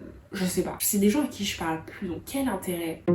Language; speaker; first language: French; native; French